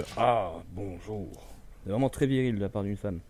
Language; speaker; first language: French; native; French